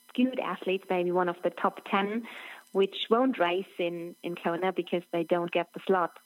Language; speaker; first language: English; non-native, fluent; German